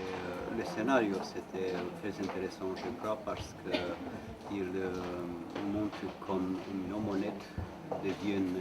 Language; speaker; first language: French; non-native, fluent; Romanian